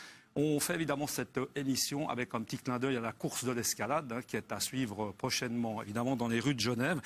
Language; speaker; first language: French; native; French